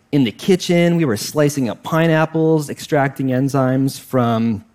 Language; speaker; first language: English; native; English